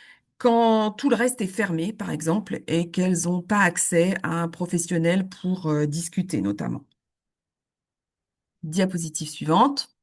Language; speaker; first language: French; native; French